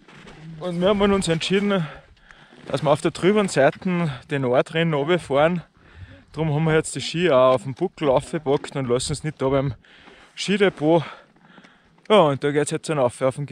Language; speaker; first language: German; native; German